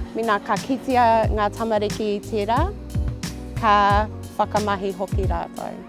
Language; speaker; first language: Māori; non-native, local second language; English